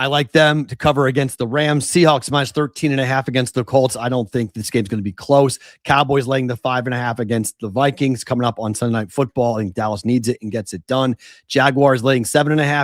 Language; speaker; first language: English; native; English